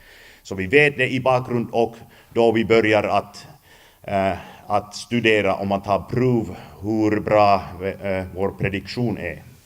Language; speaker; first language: Swedish; non-native, fluent; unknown